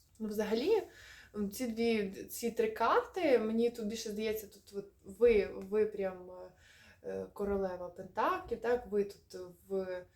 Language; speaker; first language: Ukrainian; non-native, local second language; Russian